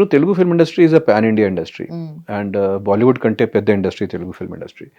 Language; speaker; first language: Telugu; non-native, fluent; Hindi